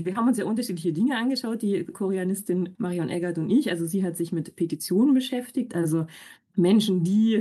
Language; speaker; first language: German; native; German